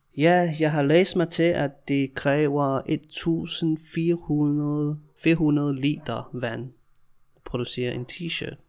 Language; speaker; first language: Danish; non-native, fluent; English